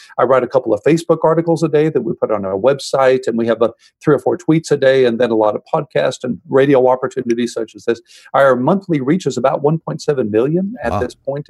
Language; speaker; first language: English; native; English